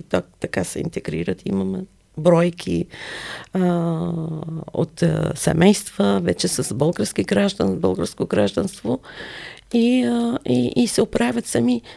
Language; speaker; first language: Bulgarian; non-native, fluent; Arabic